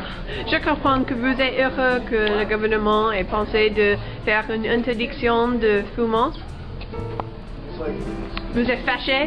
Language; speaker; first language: French; non-native, learner; English